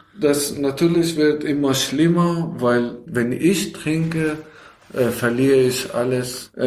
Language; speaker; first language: German; non-native, learner; Persian